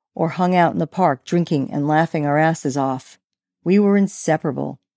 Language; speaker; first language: English; native; English